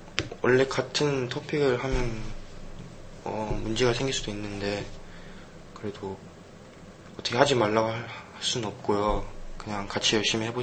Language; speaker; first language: Korean; early bilingual, heritage; Korean